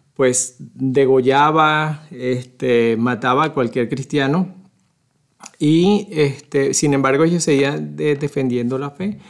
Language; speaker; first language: Spanish; native; Spanish